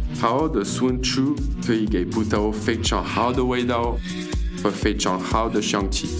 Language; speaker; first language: Chinese; non-native, learner; French